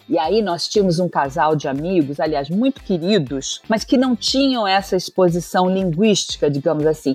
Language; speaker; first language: Portuguese; native; Portuguese